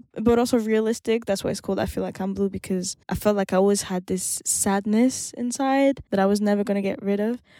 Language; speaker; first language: English; non-native, fluent; French